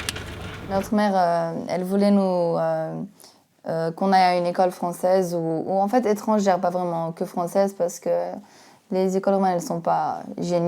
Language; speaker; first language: French; non-native, fluent; Romanian